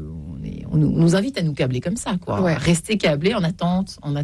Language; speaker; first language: French; native; French